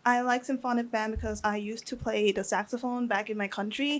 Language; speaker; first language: English; non-native, fluent; Thai